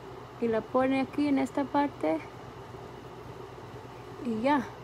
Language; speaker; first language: Spanish; early bilingual, heritage; Spanish